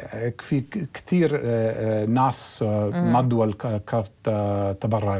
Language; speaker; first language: Arabic; non-native, learner; English